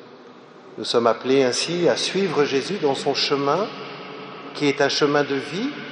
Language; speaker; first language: French; native; French